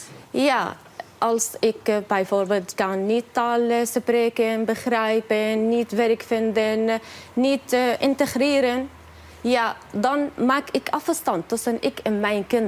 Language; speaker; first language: Dutch; non-native, learner; Arabic